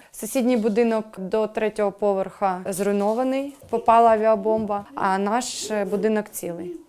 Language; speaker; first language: Ukrainian; non-native, local second language; Russian